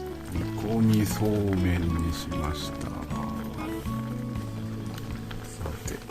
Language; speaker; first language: Japanese; native; Japanese